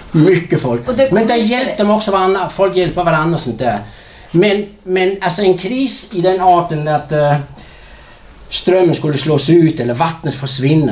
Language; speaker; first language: Swedish; non-native, fluent; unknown